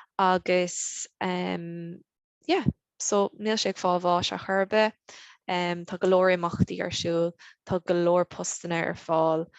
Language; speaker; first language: Irish; non-native, local second language; English